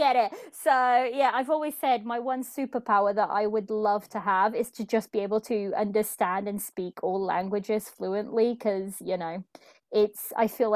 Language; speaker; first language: English; early bilingual, other home language; Portuguese